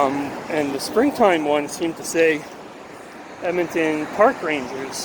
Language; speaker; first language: English; native; English